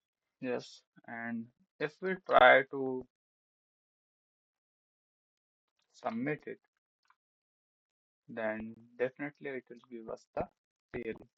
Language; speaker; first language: English; non-native, local second language; Hindi